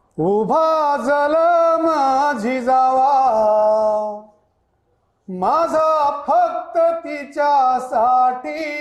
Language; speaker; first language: Marathi; native; Marathi